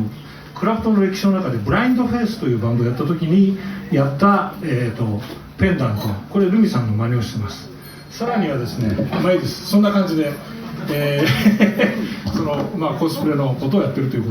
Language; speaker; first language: Japanese; native; Japanese